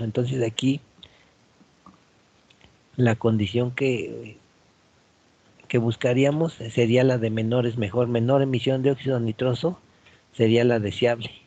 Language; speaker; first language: Spanish; native; Spanish